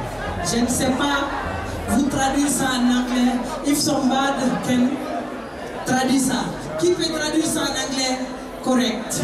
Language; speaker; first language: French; non-native, local second language; Bambara